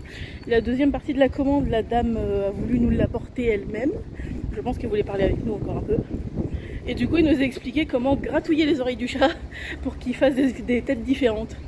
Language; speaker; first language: French; native; French